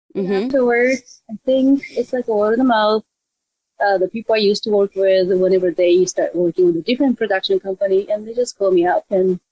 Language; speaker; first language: English; non-native, fluent; Japanese